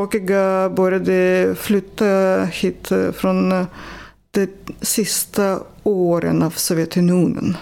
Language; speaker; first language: Swedish; non-native, fluent; Russian